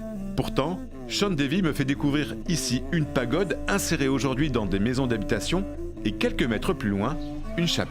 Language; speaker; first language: French; native; French